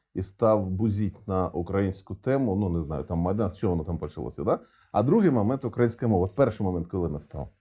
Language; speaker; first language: Ukrainian; non-native, local second language; Russian